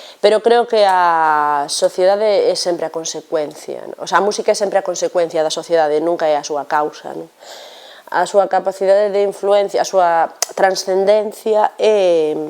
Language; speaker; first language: Galician; non-native, local second language; Spanish